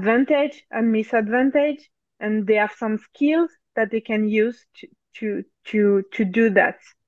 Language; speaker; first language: English; non-native, fluent; French